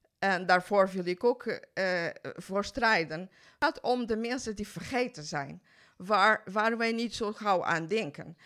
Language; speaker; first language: Dutch; non-native, fluent; Portuguese